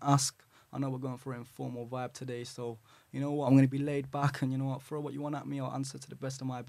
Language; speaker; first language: English; native; English